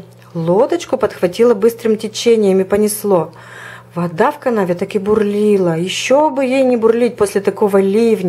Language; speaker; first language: Russian; native; Russian